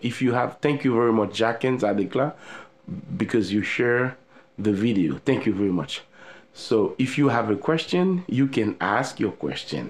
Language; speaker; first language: English; non-native, fluent; Haitian Creole